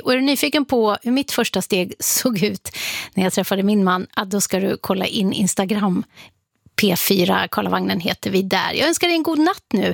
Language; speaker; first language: Swedish; native; Swedish